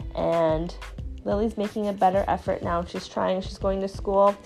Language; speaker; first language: English; non-native, fluent; Chinese